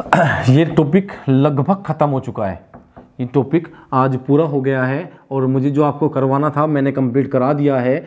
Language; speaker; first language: Hindi; native; Hindi